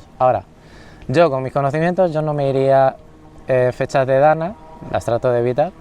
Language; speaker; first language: Spanish; native; Spanish